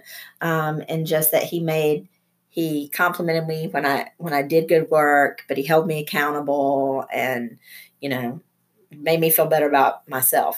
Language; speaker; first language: English; native; English